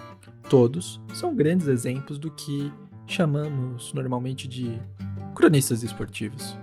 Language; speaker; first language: Portuguese; native; Portuguese